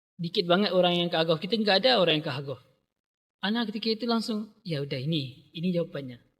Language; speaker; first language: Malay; native; Malay